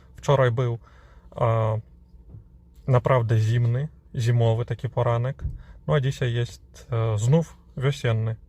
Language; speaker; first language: Polish; non-native, fluent; Ukrainian